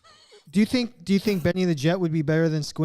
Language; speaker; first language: English; native; English